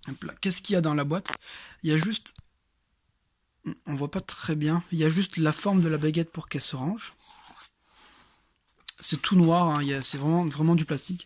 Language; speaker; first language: French; native; French